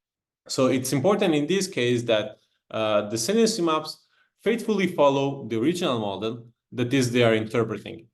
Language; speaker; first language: English; non-native, fluent; Italian